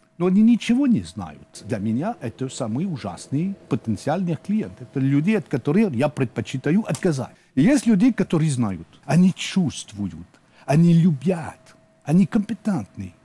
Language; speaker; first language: Russian; non-native, learner; French